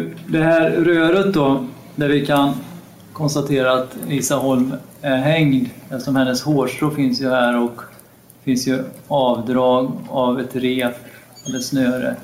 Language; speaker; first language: Swedish; native; Swedish